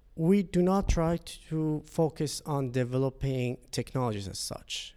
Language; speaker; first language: English; non-native, fluent; Persian